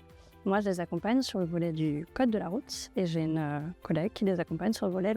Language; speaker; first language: French; native; French